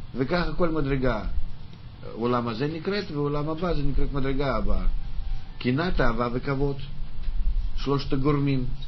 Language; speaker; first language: Hebrew; non-native, fluent; Russian